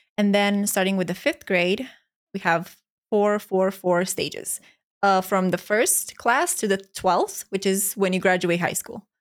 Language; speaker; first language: English; non-native, fluent; Romanian